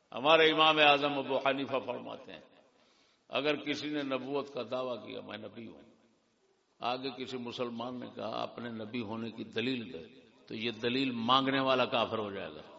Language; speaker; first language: Urdu; non-native, local second language; Punjabi